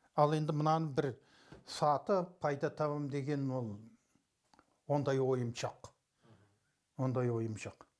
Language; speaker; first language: Kazakh; early bilingual, heritage; Kazakh